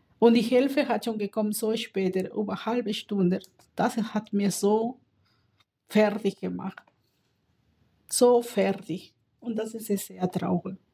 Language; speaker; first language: German; non-native, learner; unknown